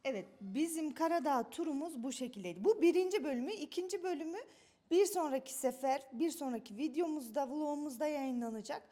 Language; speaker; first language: Turkish; native; Turkish